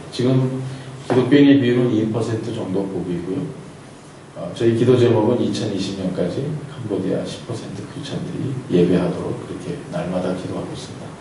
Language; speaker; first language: Korean; native; Korean